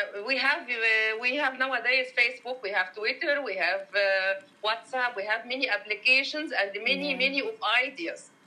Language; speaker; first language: English; non-native, learner; Arabic